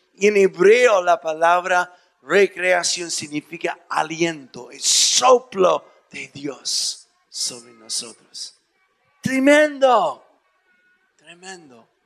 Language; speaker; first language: Spanish; non-native, fluent; English